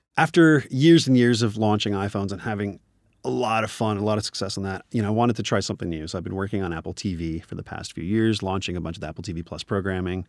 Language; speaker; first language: English; native; English